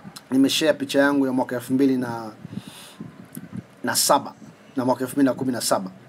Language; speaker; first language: Swahili; native; Swahili